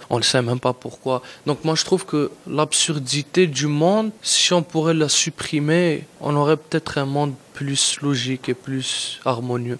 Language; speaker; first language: French; non-native, local second language; Arabic